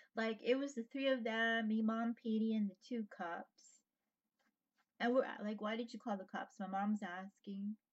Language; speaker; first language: English; native; English